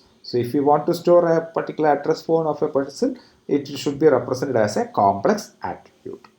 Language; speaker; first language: English; non-native, local second language; Malayalam